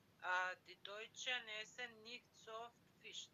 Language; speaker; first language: German; non-native, learner; Macedonian